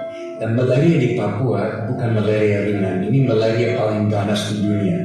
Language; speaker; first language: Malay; non-native, fluent; English